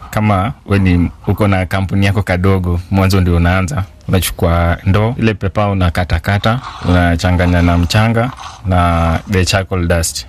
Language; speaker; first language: Swahili; native; Swahili